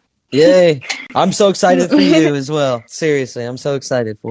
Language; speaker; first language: English; native; English